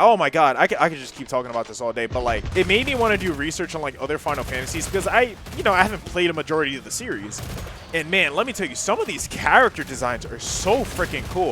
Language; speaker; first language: English; native; English